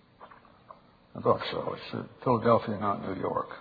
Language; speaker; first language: English; native; English